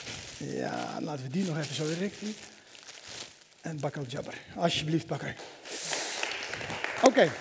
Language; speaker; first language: Dutch; native; Dutch